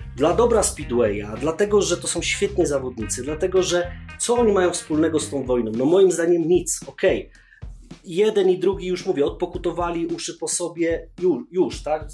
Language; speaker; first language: Polish; native; Polish